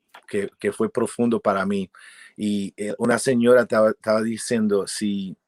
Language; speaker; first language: Spanish; early bilingual, heritage; English